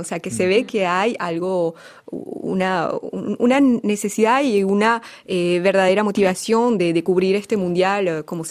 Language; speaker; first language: Spanish; native; Spanish